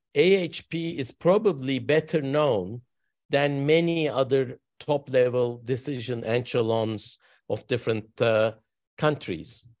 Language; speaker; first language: English; non-native, fluent; Turkish